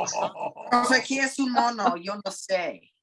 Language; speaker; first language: Spanish; non-native, learner; English